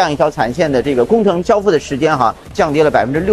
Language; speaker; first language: Chinese; native; Chinese